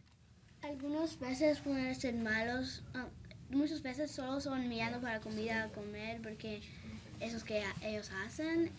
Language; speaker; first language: Spanish; early bilingual, heritage; Spanish